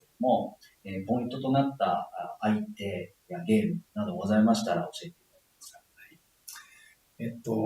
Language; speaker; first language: Japanese; native; Japanese